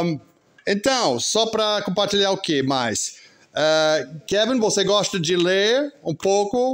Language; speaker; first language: Portuguese; non-native, fluent; English